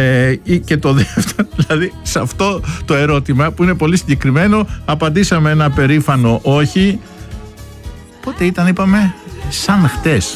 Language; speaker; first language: Greek; native; Greek